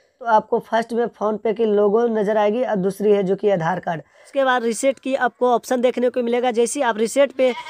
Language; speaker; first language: Hindi; native; Hindi